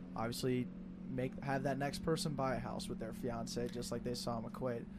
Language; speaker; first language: English; native; English